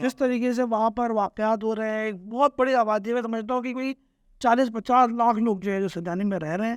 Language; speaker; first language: Urdu; native; Urdu